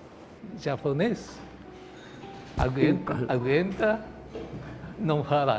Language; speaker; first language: Portuguese; non-native, learner; Japanese